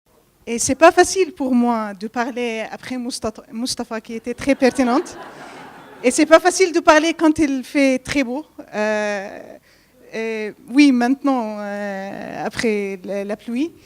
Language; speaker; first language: French; non-native, fluent; Arabic